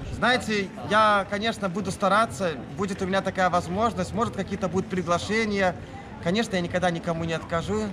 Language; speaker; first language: Russian; native; Russian